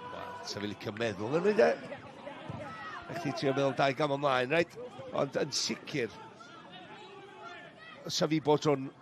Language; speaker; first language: Welsh; native; Welsh